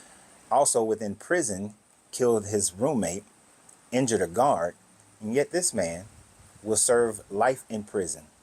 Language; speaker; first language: English; native; English